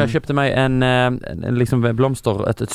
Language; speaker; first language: Swedish; native; Swedish